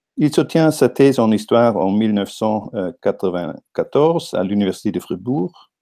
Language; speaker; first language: French; non-native, fluent; Italian